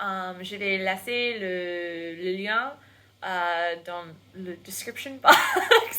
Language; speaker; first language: French; non-native, fluent; English